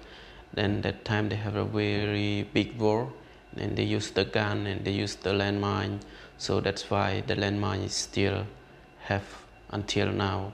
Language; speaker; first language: English; non-native, learner; Khmer